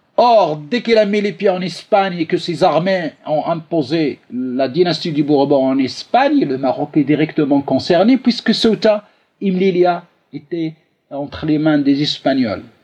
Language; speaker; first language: French; non-native, local second language; Arabic